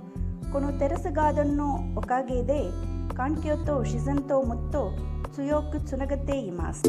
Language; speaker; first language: Japanese; non-native, learner; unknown